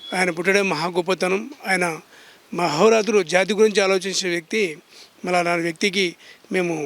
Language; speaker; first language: Telugu; non-native, local second language; Lambadi